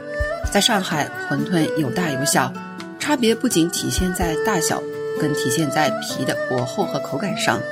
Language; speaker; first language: Chinese; native; Chinese